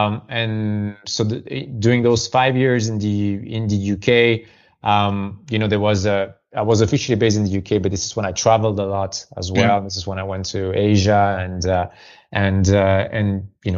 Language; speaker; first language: English; non-native, fluent; French